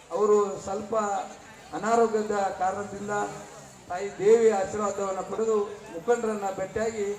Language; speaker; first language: Kannada; non-native, local second language; Lambadi